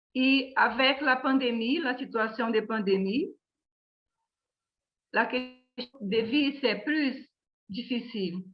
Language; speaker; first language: French; non-native, learner; Portuguese